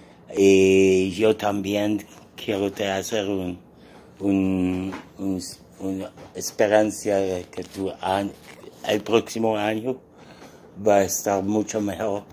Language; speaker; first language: Spanish; non-native, learner; French